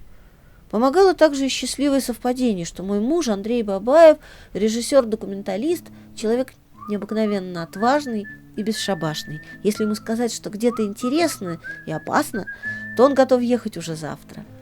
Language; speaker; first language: Russian; native; Russian